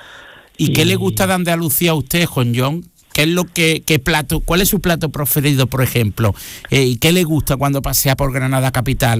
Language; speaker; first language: Spanish; native; Spanish